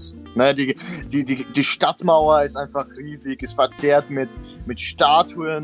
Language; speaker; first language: German; native; German